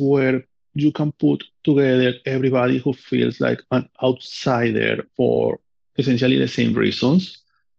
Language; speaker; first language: English; non-native, fluent; Spanish